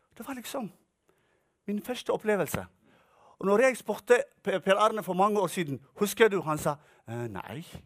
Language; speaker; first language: Norwegian; non-native, fluent; Tigrinya